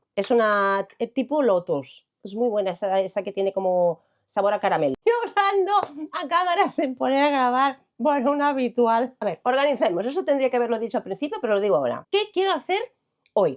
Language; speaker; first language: Spanish; native; Spanish